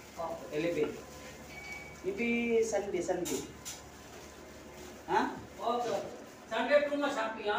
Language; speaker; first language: English; non-native, learner; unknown